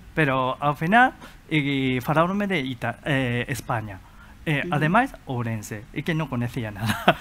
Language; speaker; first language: Galician; non-native, learner; Japanese